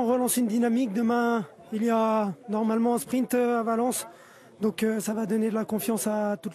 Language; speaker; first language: French; native; French